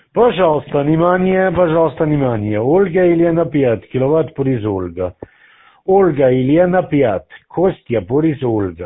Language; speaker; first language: Russian; non-native, learner; German